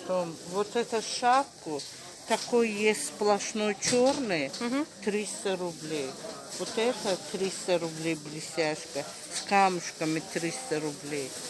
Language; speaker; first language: Russian; non-native, learner; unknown